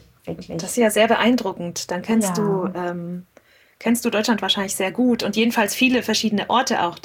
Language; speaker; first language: German; native; German